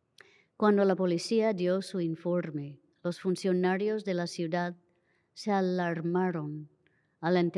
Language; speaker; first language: Spanish; native; Spanish